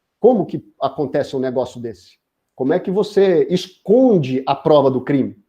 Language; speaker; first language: Portuguese; native; Portuguese